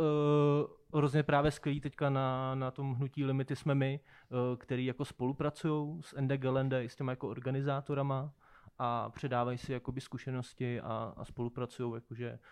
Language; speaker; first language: Czech; native; Czech